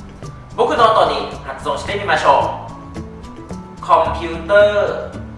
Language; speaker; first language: Japanese; non-native, fluent; Thai